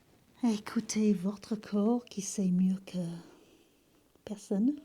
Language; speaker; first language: French; native; French